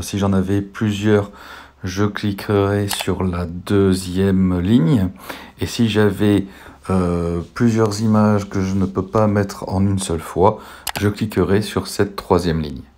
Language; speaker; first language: French; native; French